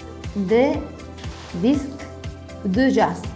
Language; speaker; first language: French; non-native, learner; Spanish